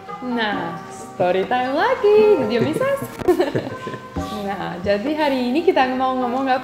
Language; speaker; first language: Indonesian; non-native, fluent; Romanian